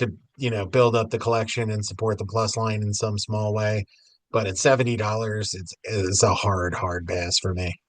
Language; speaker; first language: English; native; English